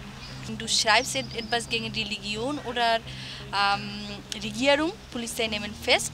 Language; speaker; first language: German; non-native, learner; Bangla